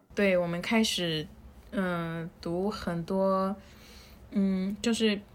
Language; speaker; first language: Chinese; non-native, fluent; Spanish